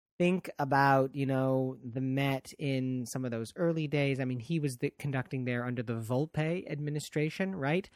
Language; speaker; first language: English; native; English